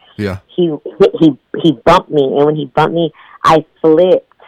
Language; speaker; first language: English; native; English